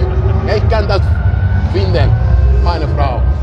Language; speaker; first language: German; non-native, fluent; Italian